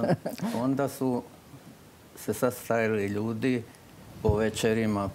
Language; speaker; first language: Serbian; non-native, local second language; Slovak